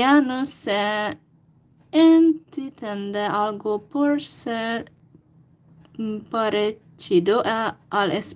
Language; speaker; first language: Spanish; non-native, learner; Hungarian